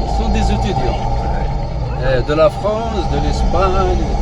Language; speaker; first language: French; non-native, learner; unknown